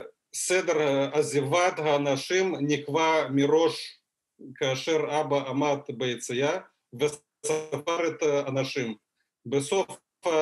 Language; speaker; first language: Hebrew; non-native, fluent; Russian